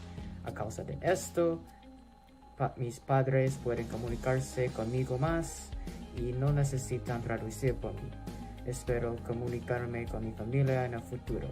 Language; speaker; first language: Spanish; non-native, fluent; English